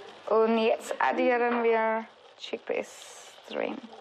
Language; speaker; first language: German; non-native, fluent; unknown